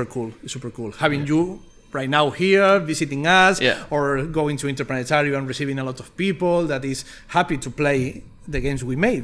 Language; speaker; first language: English; non-native, fluent; Spanish